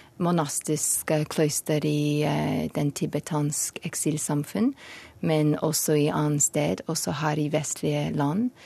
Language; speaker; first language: Norwegian; non-native, learner; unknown